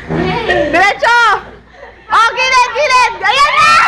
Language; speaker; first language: Filipino; native; Filipino